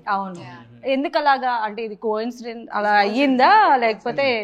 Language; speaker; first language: Telugu; native; Telugu